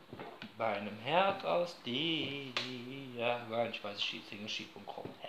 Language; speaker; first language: German; native; German